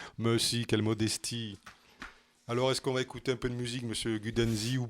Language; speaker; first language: French; native; French